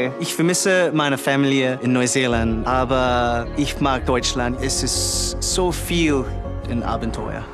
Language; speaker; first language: German; non-native, learner; English